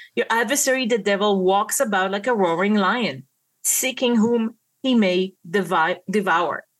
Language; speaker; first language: English; non-native, fluent; Hebrew